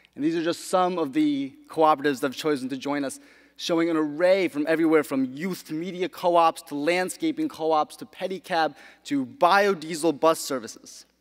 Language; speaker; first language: English; native; English